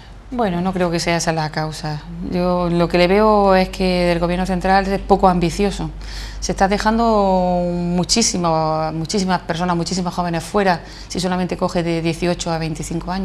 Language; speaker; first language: Spanish; native; Spanish